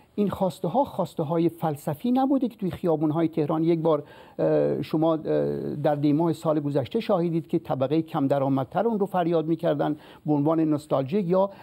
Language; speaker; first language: Persian; native; Persian